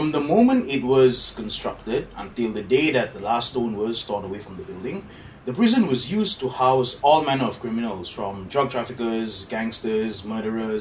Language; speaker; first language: English; non-native, local second language; Malay